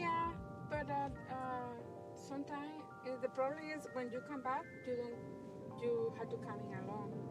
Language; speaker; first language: English; non-native, learner; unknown